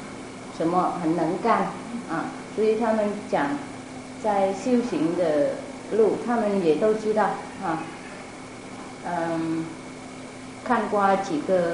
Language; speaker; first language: Chinese; non-native, fluent; Vietnamese